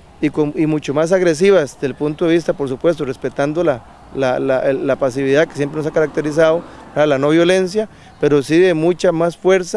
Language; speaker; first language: Spanish; native; Spanish